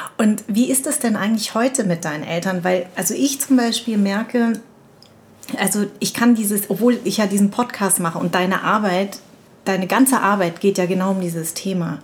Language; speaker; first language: German; early bilingual, other home language; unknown